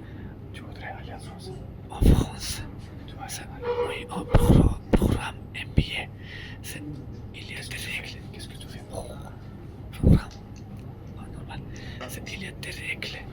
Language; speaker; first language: French; non-native, learner; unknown